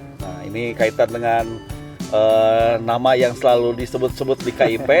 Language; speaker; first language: Indonesian; non-native, local second language; Sundanese